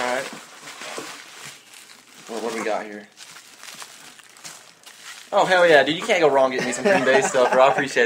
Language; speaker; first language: English; native; English